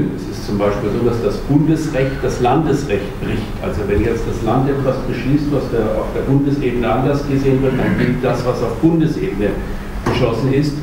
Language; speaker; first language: German; native; German